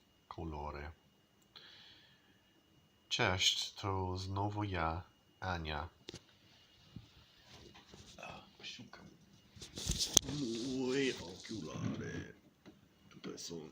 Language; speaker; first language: Polish; non-native, learner; English